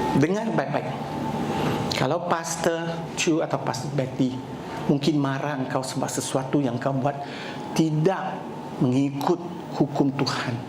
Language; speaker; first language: Malay; non-native, local second language; Chinese